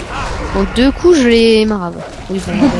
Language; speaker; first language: French; native; French